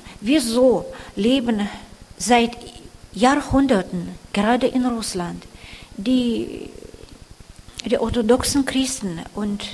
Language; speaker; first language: German; non-native, fluent; Russian